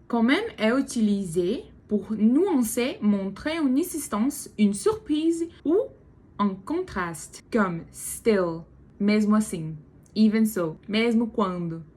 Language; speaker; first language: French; non-native, learner; Portuguese